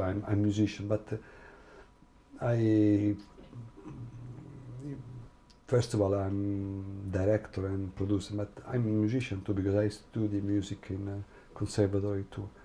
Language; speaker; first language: English; non-native, learner; Italian